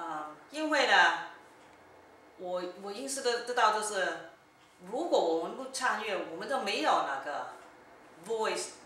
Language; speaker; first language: Chinese; early bilingual, heritage; Cantonese